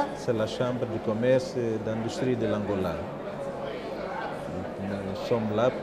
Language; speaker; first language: French; non-native, fluent; Portuguese